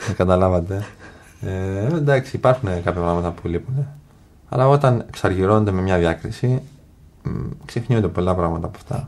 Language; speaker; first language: Greek; early bilingual, other home language; English